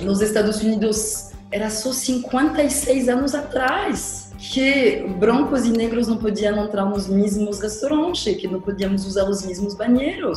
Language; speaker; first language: Portuguese; non-native, fluent; French